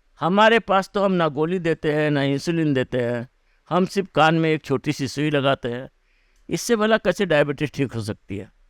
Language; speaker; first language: Hindi; native; Hindi